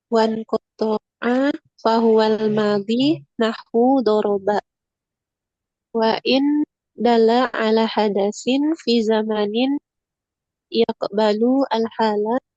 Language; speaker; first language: Arabic; non-native, learner; Indonesian